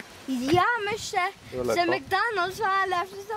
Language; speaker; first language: Polish; early bilingual, heritage; Polish